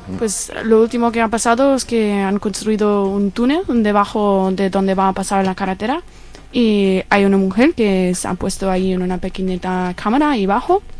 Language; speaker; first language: Spanish; non-native, fluent; English